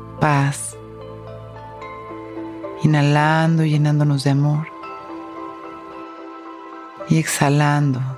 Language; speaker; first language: Spanish; native; Spanish